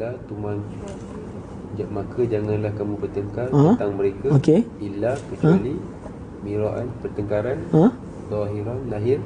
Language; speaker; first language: Malay; native; Malay